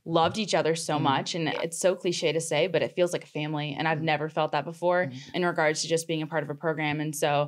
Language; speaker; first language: English; native; English